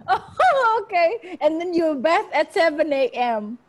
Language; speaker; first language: English; non-native, fluent; Indonesian